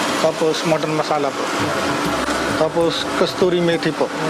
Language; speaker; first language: Filipino; non-native, learner; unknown